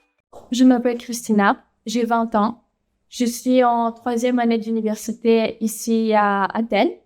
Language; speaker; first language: French; non-native, fluent; Greek